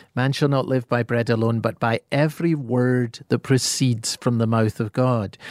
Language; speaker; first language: English; native; English